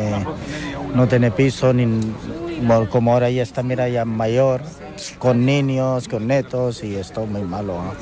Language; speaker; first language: Spanish; non-native, learner; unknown